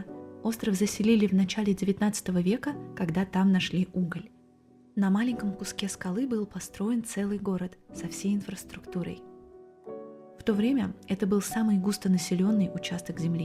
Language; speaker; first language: Russian; native; Russian